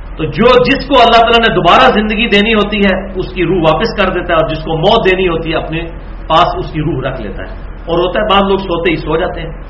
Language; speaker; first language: Urdu; non-native, local second language; Punjabi